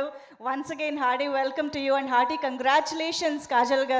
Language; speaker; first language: Telugu; native; Telugu